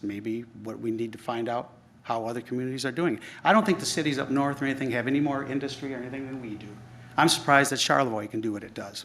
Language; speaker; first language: English; native; English